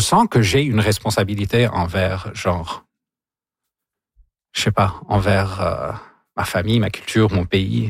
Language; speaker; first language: French; non-native, local second language; Arabic